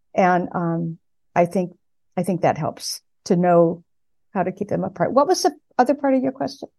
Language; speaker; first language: English; native; English